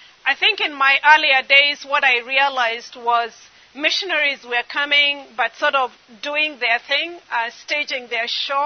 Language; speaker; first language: English; non-native, local second language; Kamba